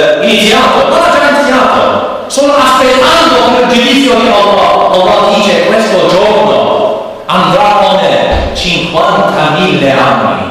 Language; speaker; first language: Italian; non-native, learner; English